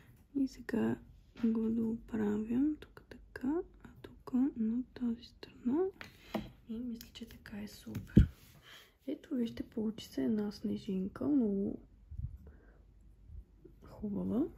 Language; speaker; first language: Bulgarian; native; Bulgarian